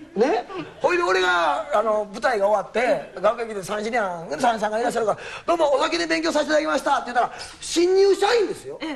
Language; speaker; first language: Japanese; native; Japanese